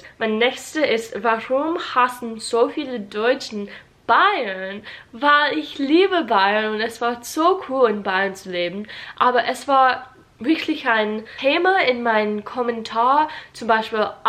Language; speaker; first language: German; non-native, learner; English